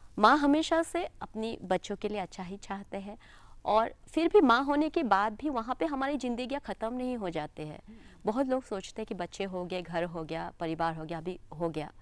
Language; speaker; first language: Hindi; non-native, local second language; Assamese